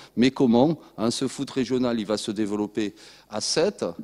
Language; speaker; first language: French; native; French